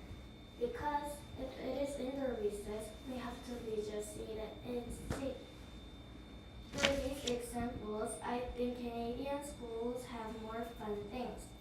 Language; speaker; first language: English; non-native, learner; Korean